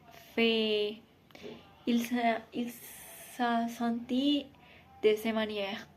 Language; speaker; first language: French; non-native, learner; Spanish